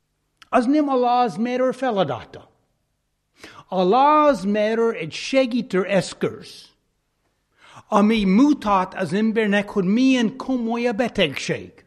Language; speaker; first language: Hungarian; non-native, fluent; English